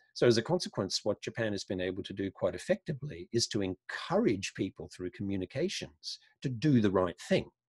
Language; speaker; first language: English; native; English